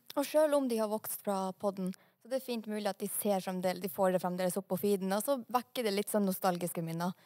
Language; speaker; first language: Norwegian; early bilingual, other home language; Urdu